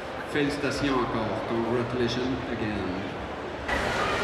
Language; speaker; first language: English; non-native, fluent; French